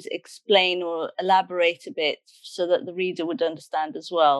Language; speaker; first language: English; native; English